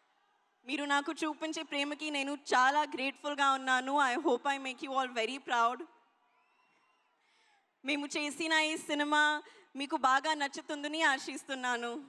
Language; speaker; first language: Telugu; non-native, learner; Hindi